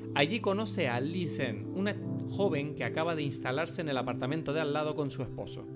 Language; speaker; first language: Spanish; non-native, fluent; French